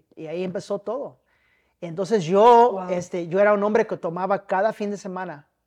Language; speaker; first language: Spanish; early bilingual, heritage; Spanish